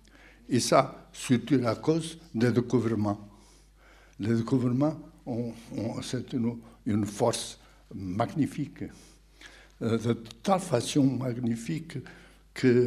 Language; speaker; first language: French; non-native, fluent; Portuguese